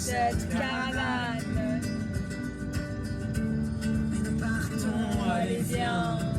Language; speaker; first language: French; native; French